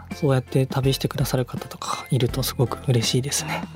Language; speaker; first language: Japanese; native; Japanese